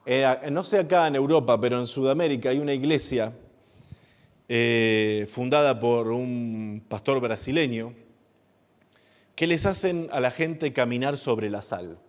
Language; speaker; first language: Spanish; native; Spanish